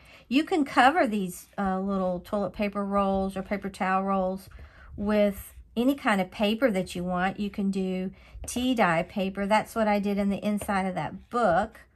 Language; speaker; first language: English; native; English